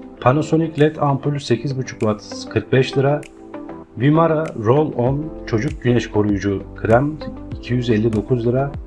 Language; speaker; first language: Turkish; native; Turkish